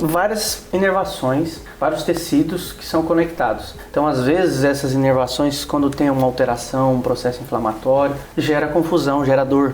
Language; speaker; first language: Portuguese; native; Portuguese